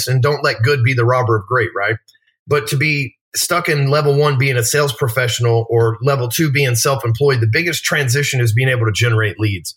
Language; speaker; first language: English; native; English